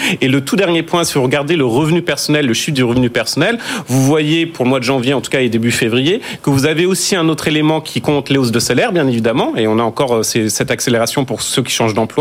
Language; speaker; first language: French; native; French